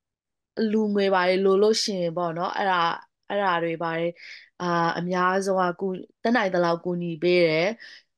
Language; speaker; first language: Burmese; non-native, local second language; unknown